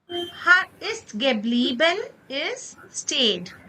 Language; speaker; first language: German; non-native, fluent; Kannada